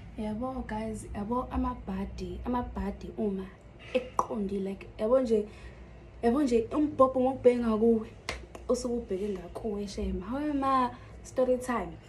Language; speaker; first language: Zulu; native; Zulu